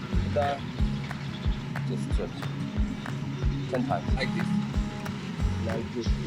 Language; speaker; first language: English; non-native, learner; Korean